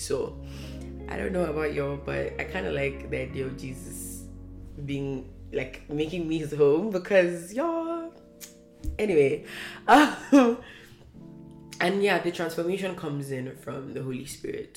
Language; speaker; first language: English; non-native, local second language; Hausa